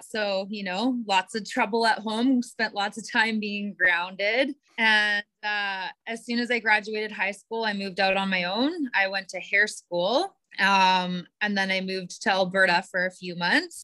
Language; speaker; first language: English; native; English